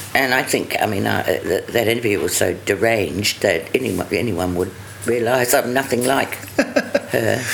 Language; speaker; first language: English; native; English